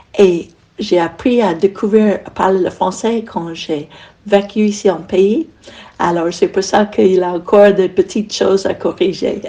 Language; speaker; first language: French; non-native, fluent; English